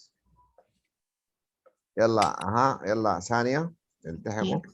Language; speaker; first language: Arabic; native; Arabic